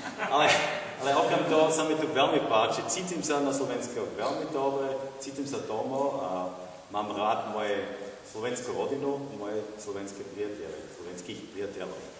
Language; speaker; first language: Slovak; non-native, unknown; German